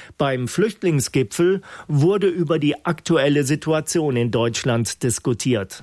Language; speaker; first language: German; native; German